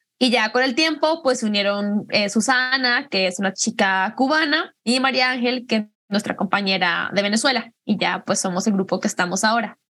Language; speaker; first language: Spanish; native; Spanish